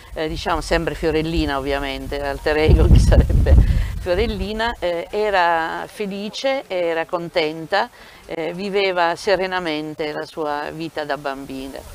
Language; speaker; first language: Italian; native; Italian